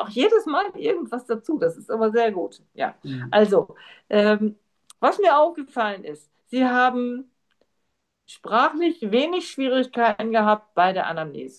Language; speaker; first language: German; native; German